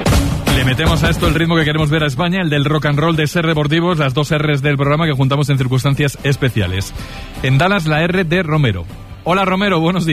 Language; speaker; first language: Spanish; native; Spanish